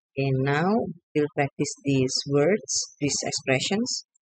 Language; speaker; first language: English; non-native, fluent; Indonesian